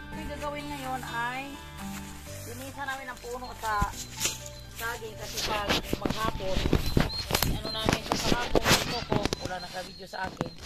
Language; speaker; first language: Filipino; non-native, local second language; Cebuano